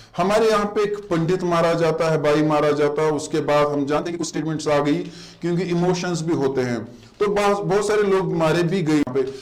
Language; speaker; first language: Urdu; non-native, local second language; Kashmiri